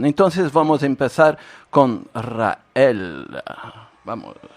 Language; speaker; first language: Spanish; non-native, fluent; Portuguese